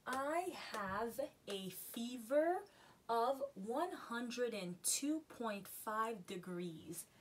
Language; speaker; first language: English; non-native, learner; Haitian Creole